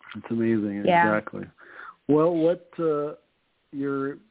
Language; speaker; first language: English; native; English